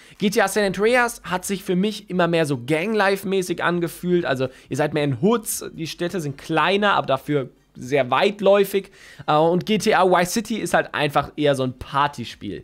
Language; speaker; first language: German; native; German